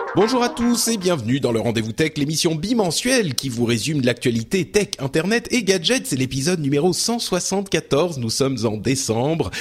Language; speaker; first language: French; early bilingual, other home language; Arabic